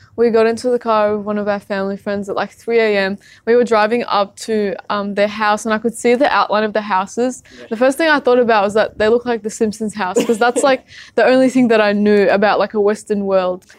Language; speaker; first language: English; early bilingual, other home language; Arabic